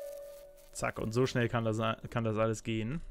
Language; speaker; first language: German; native; German